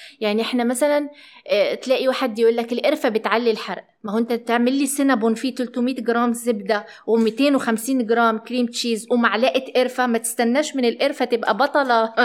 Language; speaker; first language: Arabic; early bilingual, heritage; Arabic